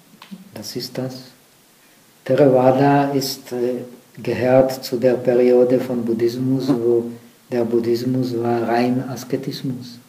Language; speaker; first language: German; non-native, fluent; Czech